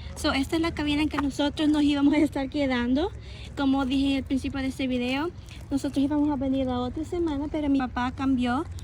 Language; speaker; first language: Spanish; early bilingual, other home language; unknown